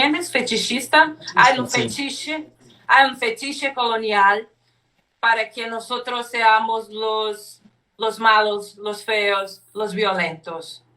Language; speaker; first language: Spanish; non-native, fluent; Portuguese